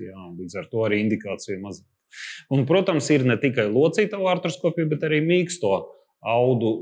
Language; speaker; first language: Latvian; non-native, local second language; Russian